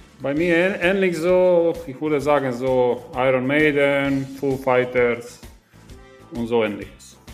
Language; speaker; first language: German; non-native, fluent; Croatian